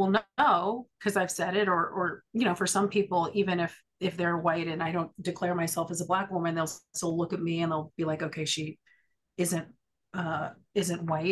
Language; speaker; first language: English; native; English